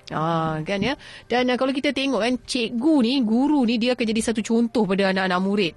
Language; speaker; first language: Malay; native; Malay